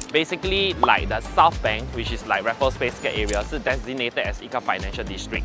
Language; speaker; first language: English; non-native, local second language; Chinese